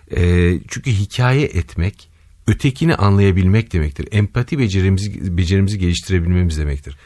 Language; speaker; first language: Turkish; native; Turkish